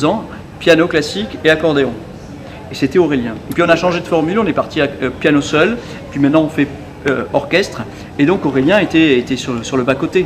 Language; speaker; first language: French; native; French